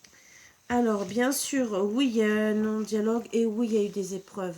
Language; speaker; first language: French; native; French